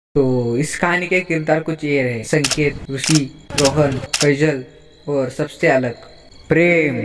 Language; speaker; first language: Hindi; non-native, local second language; Marathi